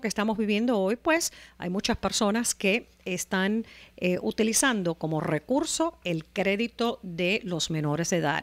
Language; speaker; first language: Spanish; native; Spanish